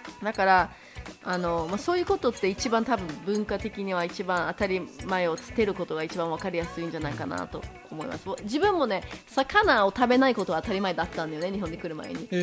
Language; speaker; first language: Japanese; non-native, fluent; English